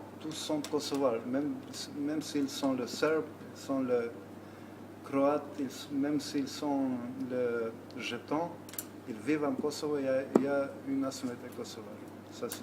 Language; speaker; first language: French; non-native, learner; Albanian